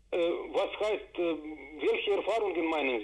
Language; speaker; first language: German; non-native, fluent; Russian